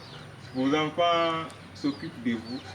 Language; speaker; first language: French; non-native, local second language; Fon